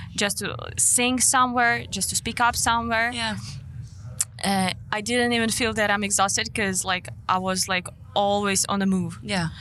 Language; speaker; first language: English; non-native, fluent; Ukrainian